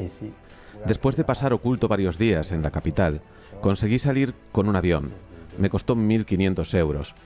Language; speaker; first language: Spanish; native; Spanish